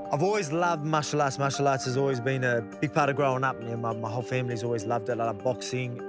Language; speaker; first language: English; native; English